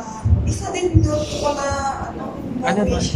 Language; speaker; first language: Filipino; non-native, learner; Japanese